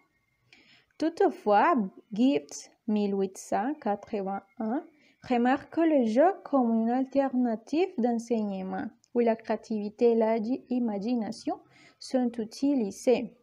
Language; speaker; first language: French; non-native, fluent; Spanish